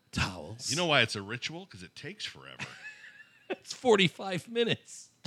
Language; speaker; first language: English; native; English